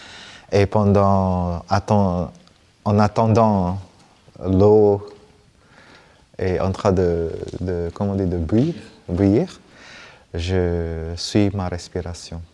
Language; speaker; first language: French; non-native, fluent; Vietnamese